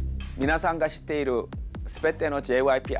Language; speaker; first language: Japanese; non-native, learner; Korean